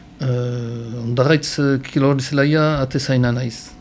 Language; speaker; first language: Basque; non-native, learner; French